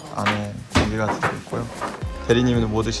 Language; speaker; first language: Korean; non-native, fluent; Mongolian